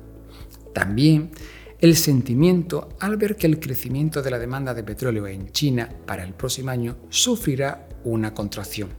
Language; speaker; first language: Spanish; native; Spanish